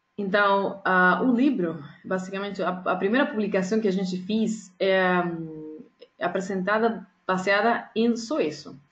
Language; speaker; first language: Portuguese; non-native, fluent; Spanish